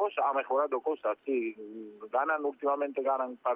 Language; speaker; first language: Spanish; non-native, fluent; Georgian